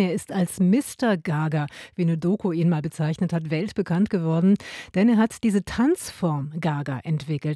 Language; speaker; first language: German; native; German